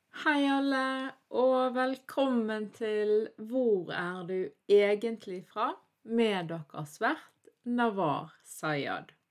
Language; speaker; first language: Norwegian; early bilingual, other home language; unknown